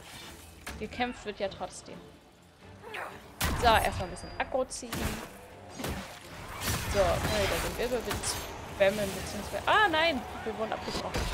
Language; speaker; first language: German; native; German